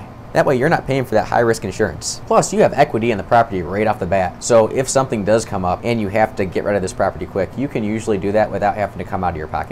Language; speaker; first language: English; native; English